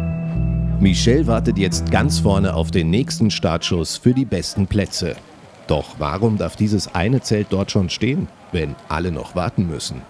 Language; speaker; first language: German; native; German